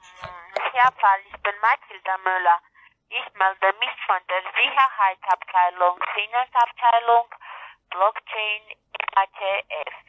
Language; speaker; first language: German; non-native, learner; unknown